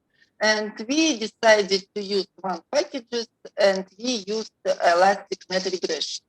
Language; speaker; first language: English; non-native, learner; Russian